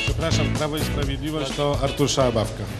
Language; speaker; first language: Polish; native; Polish